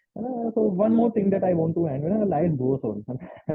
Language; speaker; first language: English; non-native, local second language; Hindi